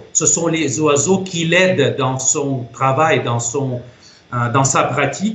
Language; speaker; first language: French; non-native, fluent; Russian